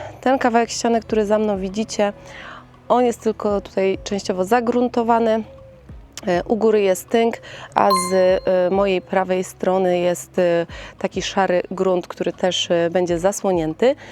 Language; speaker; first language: Polish; native; Polish